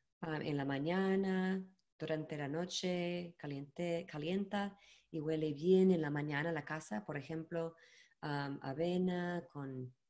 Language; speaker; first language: Spanish; non-native, learner; English